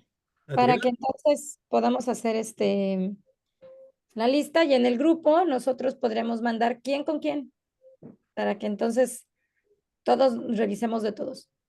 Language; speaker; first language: Spanish; native; Spanish